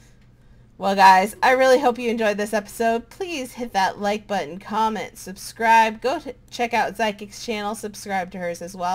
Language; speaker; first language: English; native; English